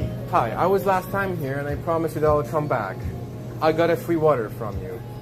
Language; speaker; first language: English; non-native, fluent; Polish